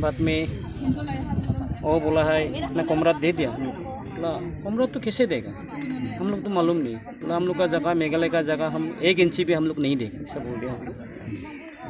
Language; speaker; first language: Hindi; non-native, local second language; Bangla